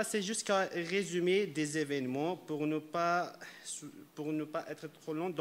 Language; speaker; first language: French; non-native, fluent; Arabic